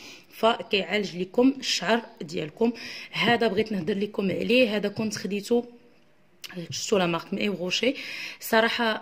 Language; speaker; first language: Arabic; native; Arabic